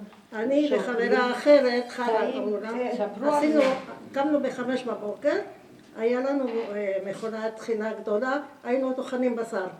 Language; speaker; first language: Hebrew; non-native, fluent; Spanish